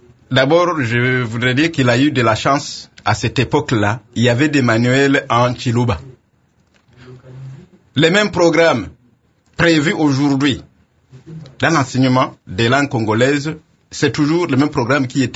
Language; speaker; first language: French; non-native, local second language; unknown